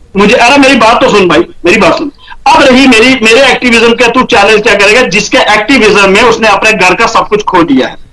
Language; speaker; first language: Hindi; non-native, local second language; Kashmiri